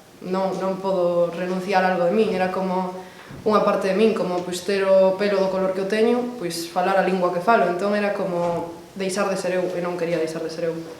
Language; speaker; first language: Galician; native; Galician